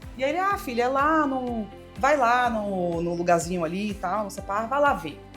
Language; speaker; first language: Portuguese; early bilingual, heritage; Portuguese